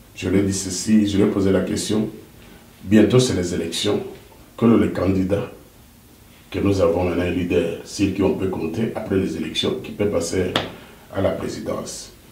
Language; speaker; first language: French; non-native, local second language; Lingala